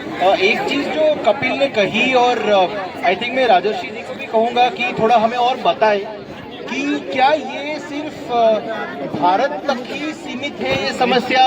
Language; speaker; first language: Hindi; native; Hindi